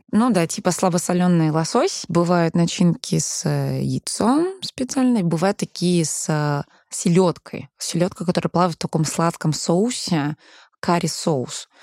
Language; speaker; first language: Russian; early bilingual, heritage; Danish